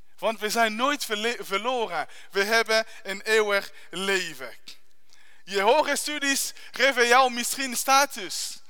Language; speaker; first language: Dutch; non-native, fluent; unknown